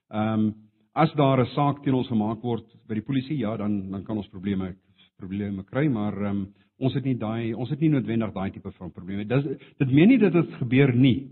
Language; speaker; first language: Afrikaans; non-native, local second language; English